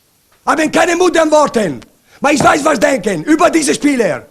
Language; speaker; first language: German; non-native, learner; Italian